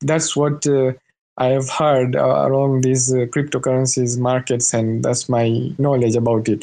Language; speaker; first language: English; non-native, local second language; Swahili